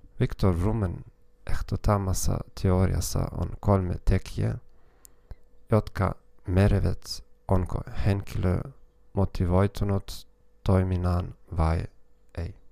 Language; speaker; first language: Finnish; non-native, learner; German